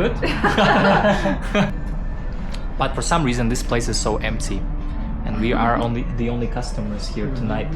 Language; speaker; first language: English; non-native, fluent; Russian